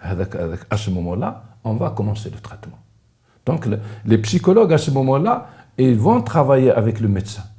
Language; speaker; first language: French; non-native, local second language; Arabic